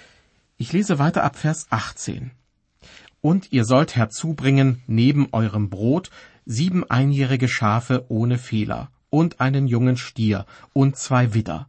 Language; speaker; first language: German; native; German